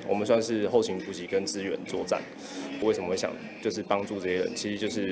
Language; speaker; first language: Chinese; native; Chinese